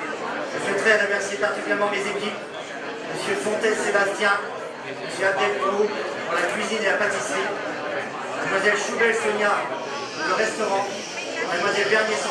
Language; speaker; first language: French; native; French